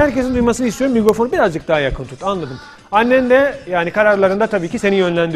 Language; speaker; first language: Turkish; native; Turkish